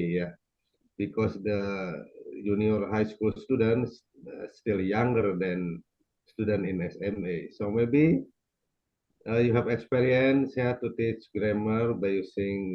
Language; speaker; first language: English; non-native, learner; Indonesian